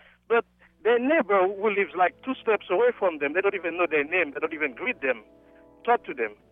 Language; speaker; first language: English; non-native, fluent; Haitian Creole